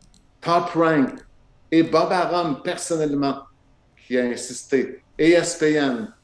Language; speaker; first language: French; native; French